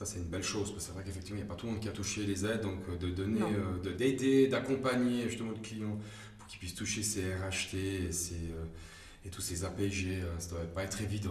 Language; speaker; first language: French; native; French